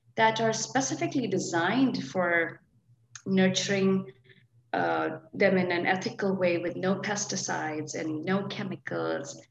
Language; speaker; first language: English; non-native, local second language; Hindi